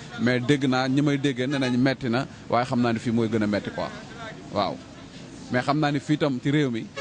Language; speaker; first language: Wolof; native; Wolof